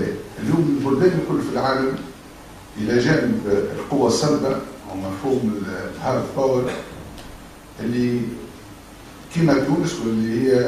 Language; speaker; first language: Arabic; native; Arabic